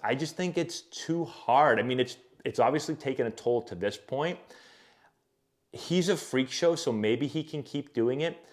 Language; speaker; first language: English; native; English